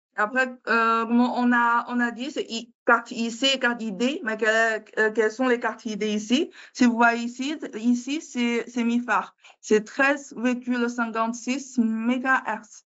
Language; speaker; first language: French; non-native, learner; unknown